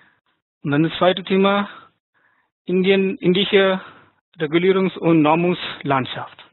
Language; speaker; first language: German; non-native, fluent; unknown